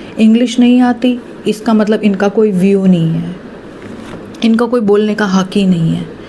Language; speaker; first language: Hindi; native; Hindi